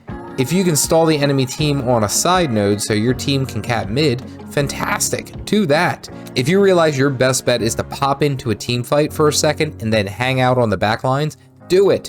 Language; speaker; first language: English; native; English